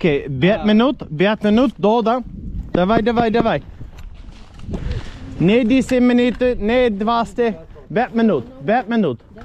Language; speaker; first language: Russian; non-native, learner; English